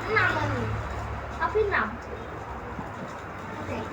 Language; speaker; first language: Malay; non-native, local second language; Javanese